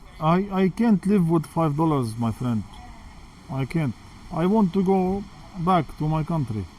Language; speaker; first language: English; non-native, learner; Arabic